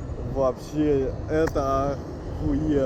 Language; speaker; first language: Russian; native; Russian